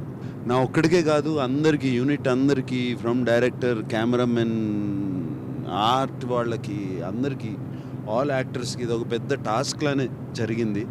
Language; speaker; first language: Telugu; native; Telugu